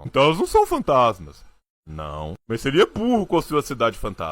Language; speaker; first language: Portuguese; native; Portuguese